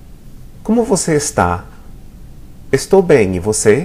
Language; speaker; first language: Portuguese; non-native, fluent; English